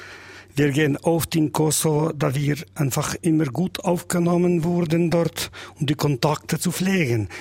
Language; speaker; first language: German; non-native, learner; Albanian